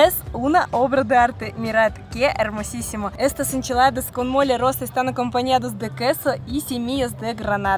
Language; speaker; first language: Spanish; non-native, fluent; Russian